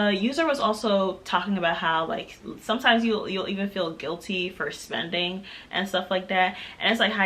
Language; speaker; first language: English; native; English